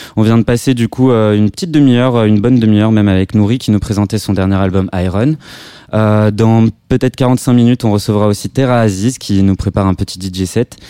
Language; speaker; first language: French; native; French